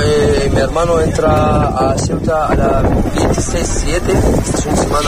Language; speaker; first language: Spanish; non-native, learner; Arabic